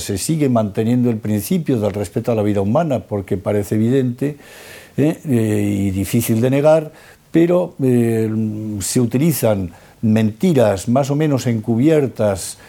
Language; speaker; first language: Spanish; native; Spanish